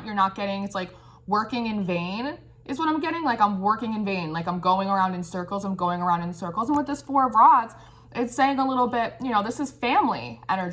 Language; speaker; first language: English; native; English